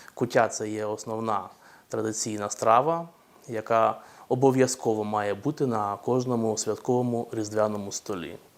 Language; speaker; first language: Ukrainian; native; Ukrainian